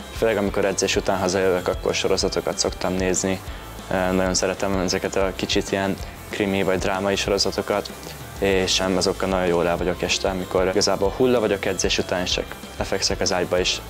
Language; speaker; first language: Hungarian; native; Hungarian